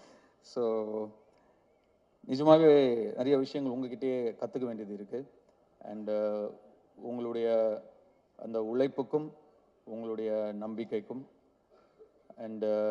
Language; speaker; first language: Tamil; native; Tamil